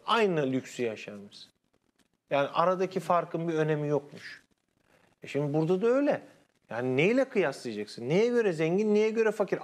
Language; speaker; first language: Turkish; native; Turkish